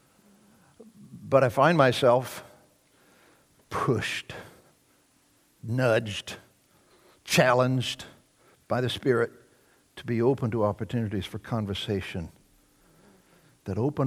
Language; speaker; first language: English; native; English